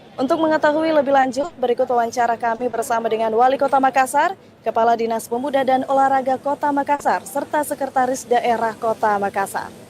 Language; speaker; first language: Indonesian; native; Indonesian